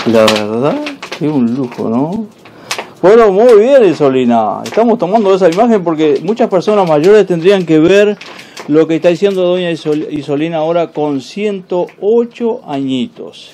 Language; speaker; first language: Spanish; native; Spanish